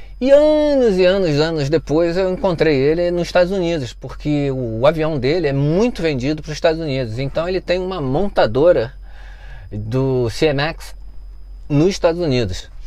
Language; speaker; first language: Portuguese; native; Portuguese